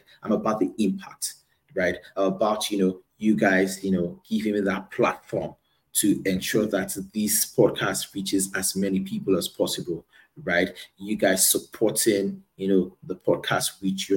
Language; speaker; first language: English; non-native, local second language; Yoruba